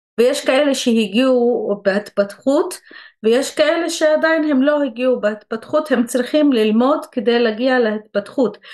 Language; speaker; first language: Hebrew; non-native, local second language; Arabic